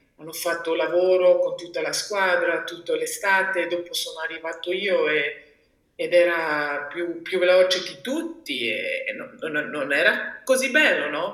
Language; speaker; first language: Italian; non-native, local second language; German